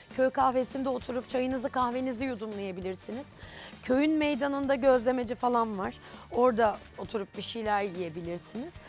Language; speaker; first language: Turkish; native; Turkish